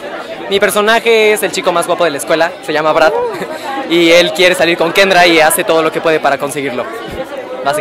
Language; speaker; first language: Spanish; native; Spanish